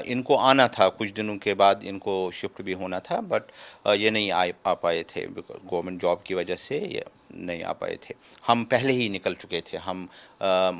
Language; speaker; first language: Hindi; native; Hindi